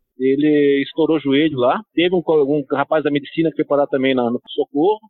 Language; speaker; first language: Portuguese; early bilingual, other home language; Italian